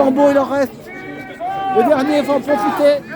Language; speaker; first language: French; native; French